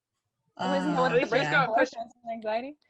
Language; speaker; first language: English; native; English